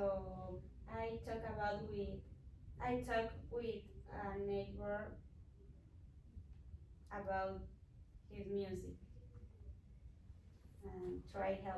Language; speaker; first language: English; non-native, learner; Spanish